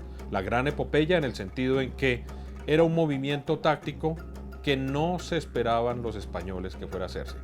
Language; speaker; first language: Spanish; native; Spanish